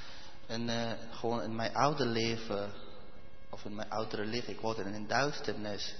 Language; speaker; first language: Dutch; non-native, learner; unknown